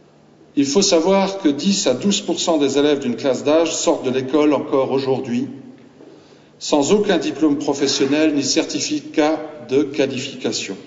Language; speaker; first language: French; native; French